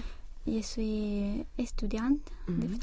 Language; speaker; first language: French; non-native, learner; Spanish